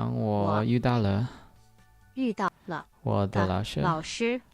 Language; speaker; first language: Chinese; non-native, learner; English